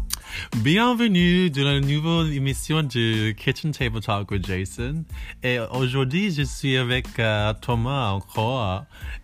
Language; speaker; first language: French; non-native, learner; English